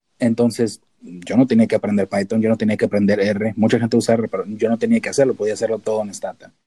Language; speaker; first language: Spanish; native; Spanish